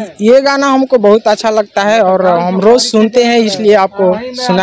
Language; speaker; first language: Hindi; non-native, local second language; Bhojpuri